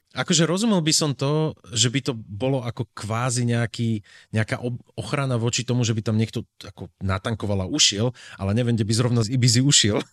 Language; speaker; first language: Slovak; native; Slovak